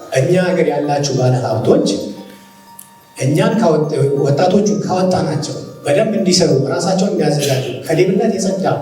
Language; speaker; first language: Amharic; native; Amharic